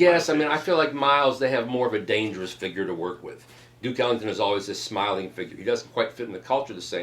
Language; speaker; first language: English; native; English